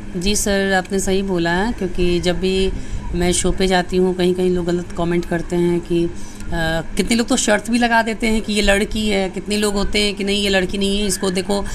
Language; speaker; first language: Hindi; native; Hindi